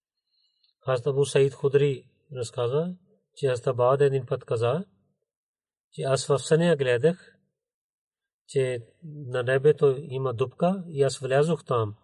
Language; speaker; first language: Bulgarian; non-native, fluent; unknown